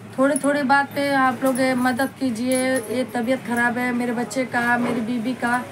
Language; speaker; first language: Hindi; native; Hindi